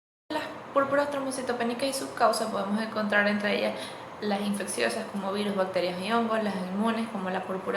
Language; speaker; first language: Spanish; native; Spanish